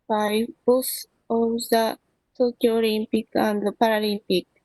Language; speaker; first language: English; non-native, learner; Japanese